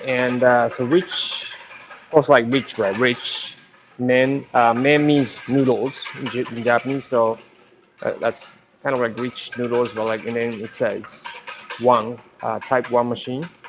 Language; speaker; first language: English; non-native, fluent; Japanese